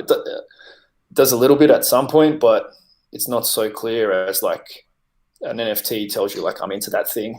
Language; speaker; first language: English; native; English